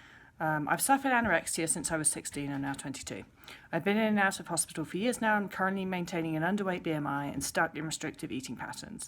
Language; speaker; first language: English; native; English